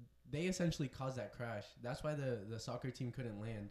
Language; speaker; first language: English; early bilingual, other home language; Spanish